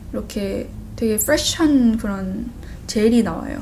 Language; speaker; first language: Korean; early bilingual, other home language; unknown